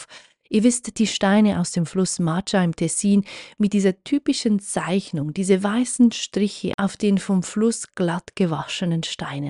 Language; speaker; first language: German; native; German